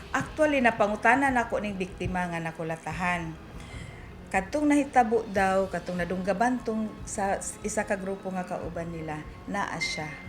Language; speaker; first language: Cebuano; native; Cebuano